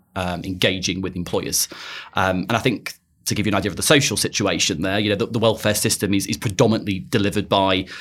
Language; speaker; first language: English; native; English